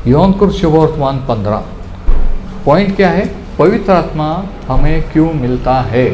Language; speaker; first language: Hindi; non-native, local second language; Marathi